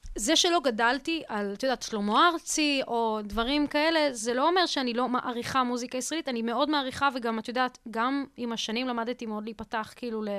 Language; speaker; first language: Hebrew; early bilingual, other home language; Russian